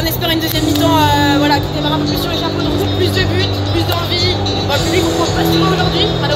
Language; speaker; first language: French; native; French